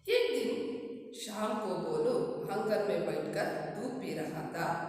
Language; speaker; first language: Hindi; non-native, local second language; Kannada